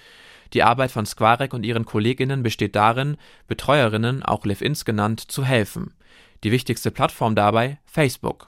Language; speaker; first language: German; native; German